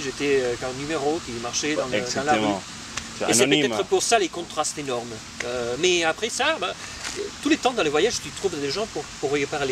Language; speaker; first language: French; non-native, fluent; Spanish